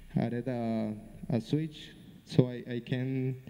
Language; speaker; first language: English; non-native, fluent; Spanish